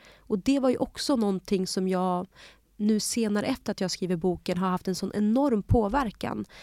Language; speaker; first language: Swedish; early bilingual, other home language; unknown